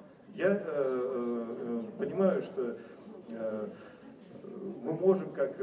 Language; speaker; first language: Russian; native; Russian